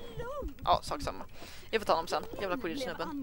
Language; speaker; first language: Swedish; native; Swedish